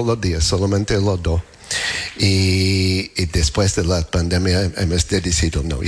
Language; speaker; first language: Spanish; non-native, learner; English